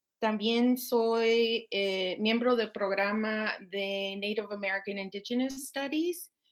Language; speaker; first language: Spanish; non-native, fluent; English